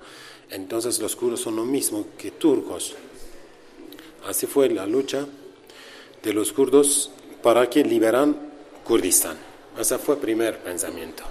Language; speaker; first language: Spanish; non-native, learner; Kurdish